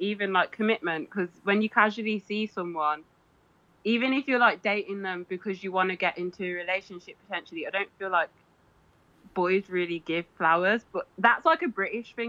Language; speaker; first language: English; native; English